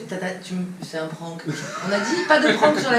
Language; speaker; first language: French; native; French